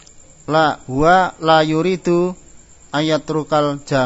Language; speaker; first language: Arabic; non-native, learner; Indonesian